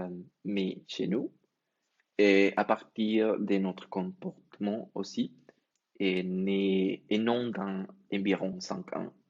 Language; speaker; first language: French; non-native, learner; Spanish